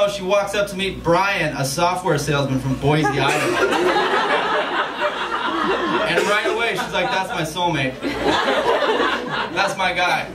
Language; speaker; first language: English; native; English